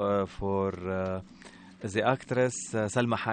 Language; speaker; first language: English; non-native, learner; Arabic